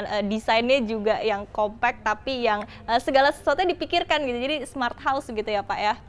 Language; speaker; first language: Indonesian; native; Indonesian